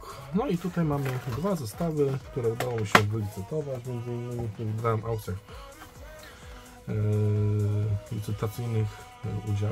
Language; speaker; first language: Polish; native; Polish